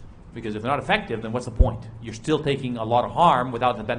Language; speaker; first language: English; native; English